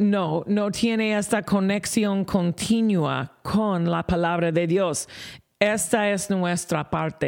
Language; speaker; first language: Spanish; non-native, fluent; English